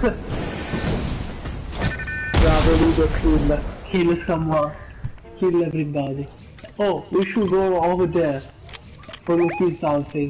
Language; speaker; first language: English; non-native, learner; Italian